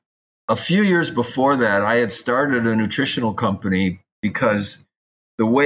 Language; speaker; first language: English; native; English